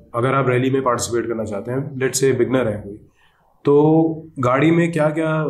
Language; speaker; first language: Urdu; native; Urdu